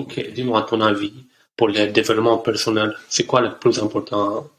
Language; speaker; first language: French; non-native, learner; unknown